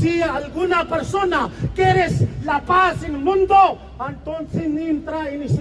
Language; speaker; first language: Spanish; non-native, learner; Urdu